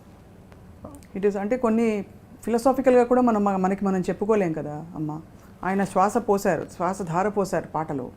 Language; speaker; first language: Telugu; native; Telugu